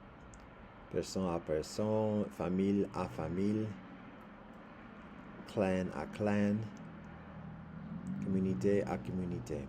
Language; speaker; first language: French; non-native, learner; English